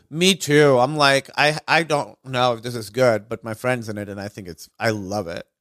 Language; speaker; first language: English; non-native, local second language; Urdu